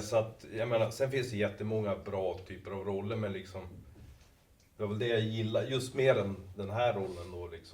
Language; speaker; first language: Swedish; native; Swedish